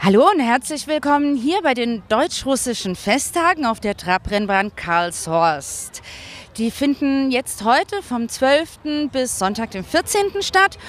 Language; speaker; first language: German; native; German